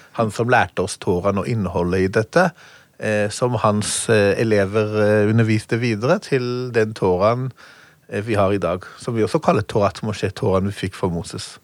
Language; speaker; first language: Norwegian; non-native, fluent; Hebrew